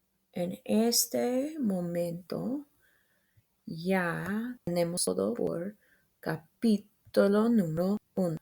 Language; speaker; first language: Spanish; non-native, fluent; English